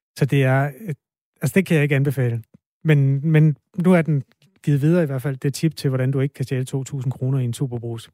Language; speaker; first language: Danish; native; Danish